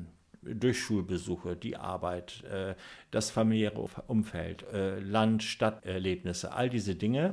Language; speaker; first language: German; native; German